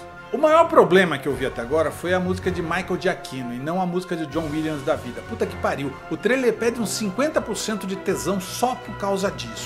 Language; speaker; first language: Portuguese; native; Portuguese